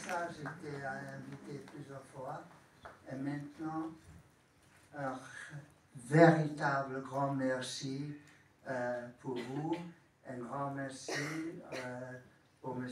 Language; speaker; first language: French; non-native, fluent; Hungarian